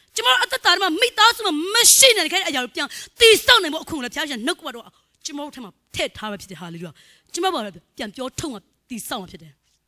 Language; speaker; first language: Burmese; non-native, local second language; Kachin